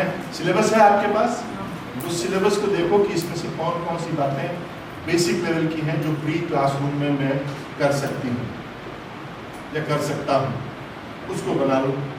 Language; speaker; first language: Hindi; native; Hindi